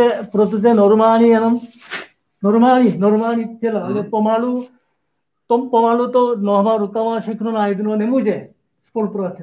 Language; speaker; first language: Czech; non-native, learner; Korean